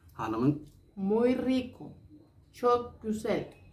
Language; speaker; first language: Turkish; non-native, learner; Spanish